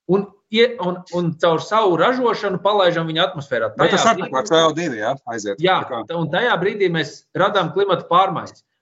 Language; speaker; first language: Latvian; native; Latvian